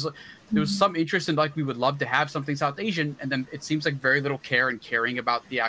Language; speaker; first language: English; early bilingual, other home language; Hindi